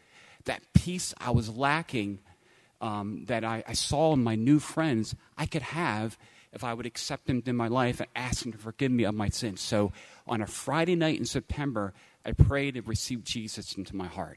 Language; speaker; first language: English; native; English